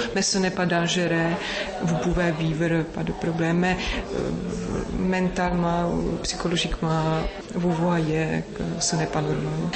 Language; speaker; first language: French; non-native, learner; Czech